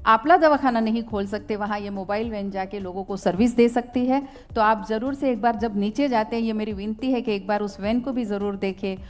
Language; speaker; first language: Hindi; non-native, local second language; Marathi